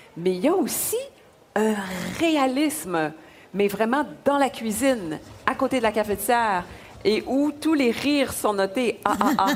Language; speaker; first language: French; native; French